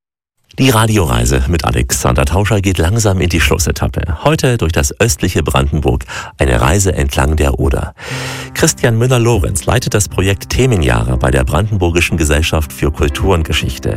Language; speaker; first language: German; native; German